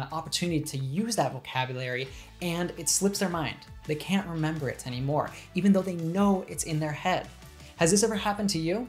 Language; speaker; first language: English; native; English